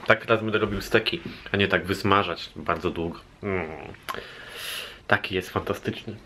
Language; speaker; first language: Polish; native; Polish